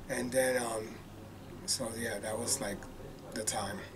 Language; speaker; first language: English; native; English